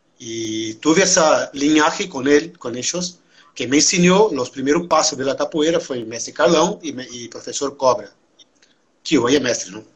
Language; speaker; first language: Spanish; non-native, fluent; Portuguese